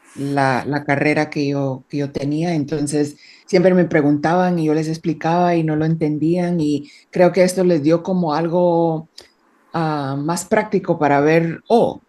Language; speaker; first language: Spanish; early bilingual, heritage; Spanish